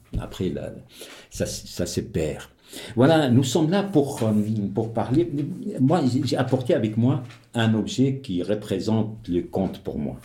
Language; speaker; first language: French; non-native, local second language; Arabic